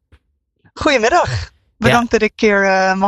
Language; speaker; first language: Dutch; non-native, fluent; English